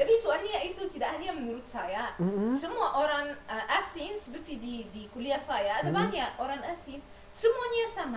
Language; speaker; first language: Indonesian; non-native, learner; Arabic